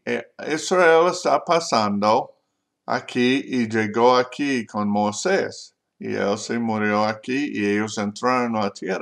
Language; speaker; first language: Spanish; non-native, learner; English